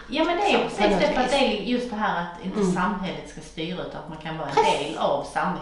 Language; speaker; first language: Swedish; native; Swedish